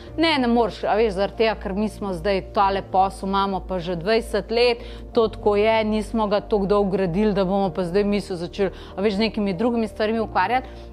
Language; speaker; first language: Slovenian; non-native, local second language; Croatian